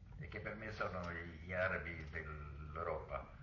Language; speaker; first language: Italian; non-native, local second language; Arabic